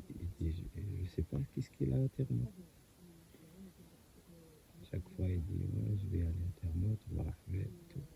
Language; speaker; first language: French; non-native, local second language; Arabic